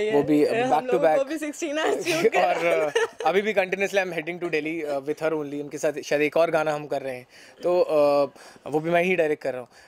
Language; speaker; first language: Hindi; native; Hindi